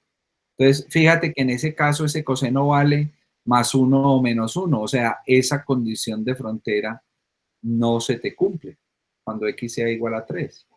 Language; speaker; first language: Spanish; native; Spanish